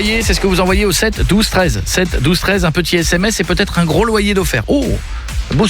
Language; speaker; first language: French; native; French